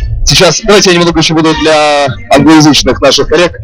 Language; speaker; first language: Russian; native; Russian